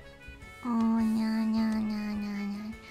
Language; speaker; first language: Japanese; native; Japanese